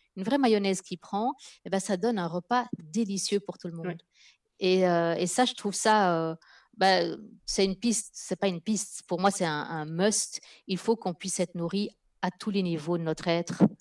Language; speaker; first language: French; early bilingual, other home language; Dutch